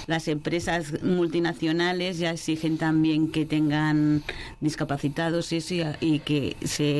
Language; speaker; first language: Catalan; non-native, local second language; Spanish